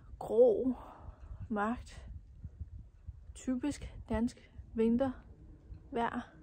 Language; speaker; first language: Danish; non-native, learner; Chinese